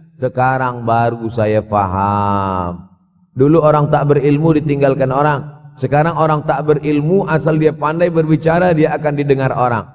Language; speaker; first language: Malay; native; Malay